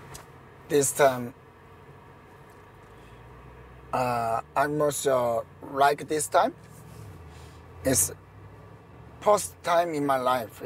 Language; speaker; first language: English; non-native, learner; Korean